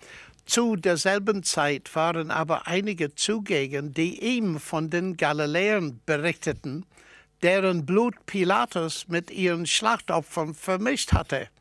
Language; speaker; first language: German; non-native, fluent; English